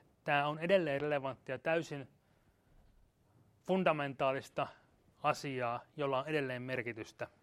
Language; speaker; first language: Finnish; native; Finnish